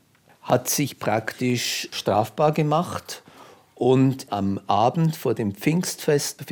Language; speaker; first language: German; native; German